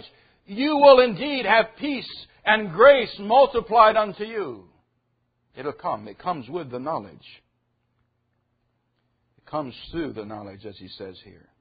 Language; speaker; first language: English; native; English